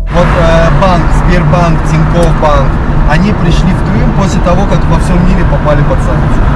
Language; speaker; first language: Russian; native; Russian